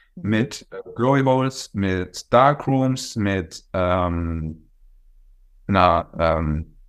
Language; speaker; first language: German; native; German